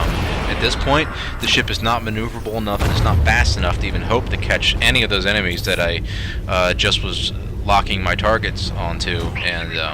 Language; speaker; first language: English; native; English